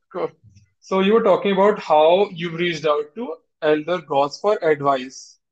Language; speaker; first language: English; non-native, local second language; Hindi